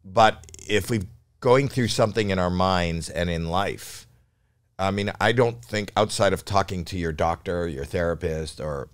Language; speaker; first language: English; native; English